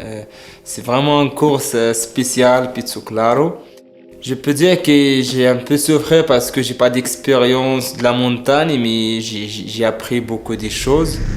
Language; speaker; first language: French; non-native, learner; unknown